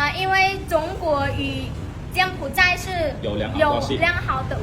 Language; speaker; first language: Chinese; non-native, fluent; Khmer